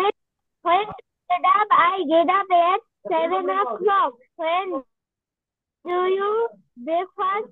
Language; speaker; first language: English; non-native, learner; Bangla